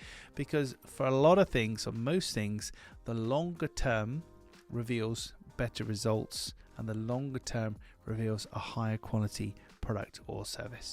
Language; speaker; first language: English; native; English